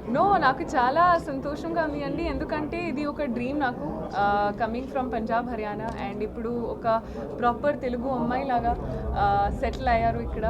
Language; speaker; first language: Telugu; non-native, learner; Haryanvi